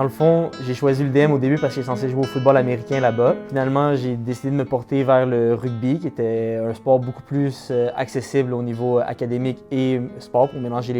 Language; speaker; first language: French; native; French